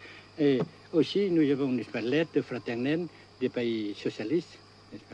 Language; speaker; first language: French; non-native, local second language; Vietnamese